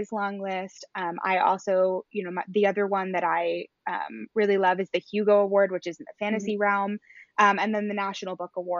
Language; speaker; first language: English; native; English